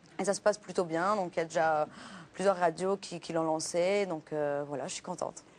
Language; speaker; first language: French; non-native, local second language; Portuguese